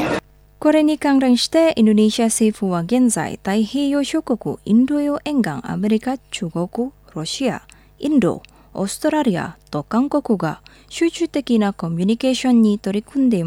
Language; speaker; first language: Japanese; non-native, fluent; Indonesian